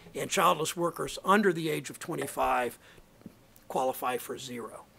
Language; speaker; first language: English; native; English